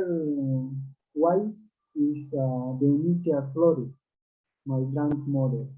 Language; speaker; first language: English; non-native, learner; Quechua